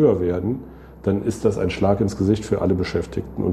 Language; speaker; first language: German; native; German